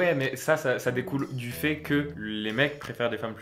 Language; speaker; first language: French; native; French